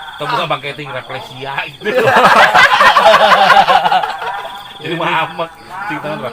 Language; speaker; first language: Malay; non-native, local second language; Sundanese